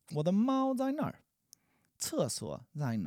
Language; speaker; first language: Chinese; non-native, learner; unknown